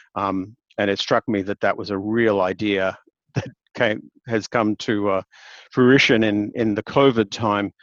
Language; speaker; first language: English; native; English